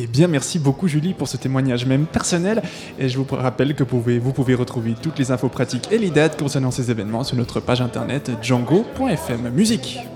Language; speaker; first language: French; native; French